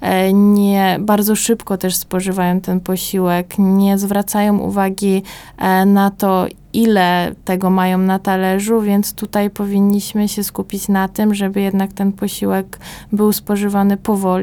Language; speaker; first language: Polish; native; Polish